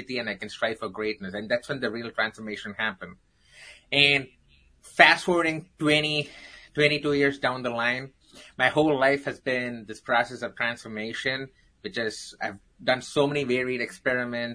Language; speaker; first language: English; non-native, local second language; Tamil